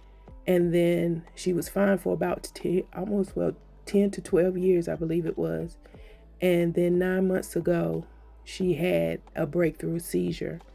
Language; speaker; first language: English; native; English